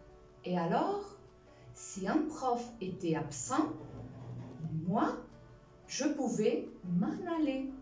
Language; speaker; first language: French; non-native, fluent; Spanish